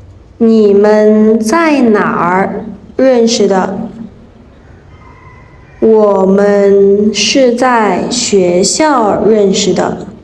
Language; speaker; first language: Chinese; non-native, learner; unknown